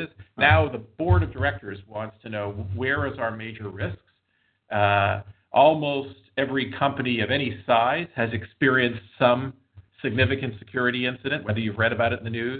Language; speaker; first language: English; native; English